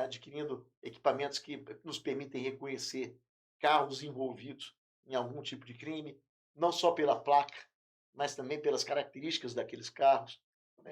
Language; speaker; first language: Portuguese; native; Portuguese